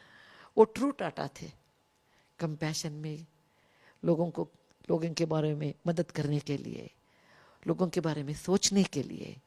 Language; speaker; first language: Hindi; non-native, local second language; Kannada